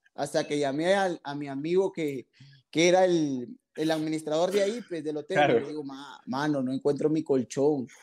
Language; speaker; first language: Spanish; native; Spanish